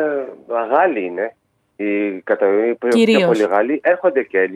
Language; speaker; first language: Greek; early bilingual, heritage; Greek